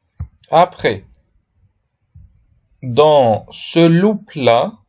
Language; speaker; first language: French; non-native, fluent; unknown